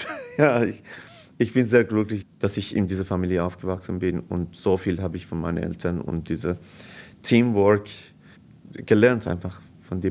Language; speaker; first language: German; non-native, fluent; Persian